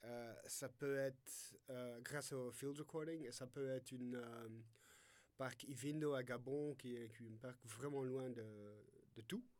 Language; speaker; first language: French; non-native, fluent; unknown